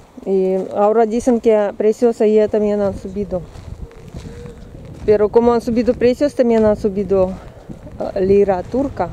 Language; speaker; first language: Spanish; non-native, learner; Russian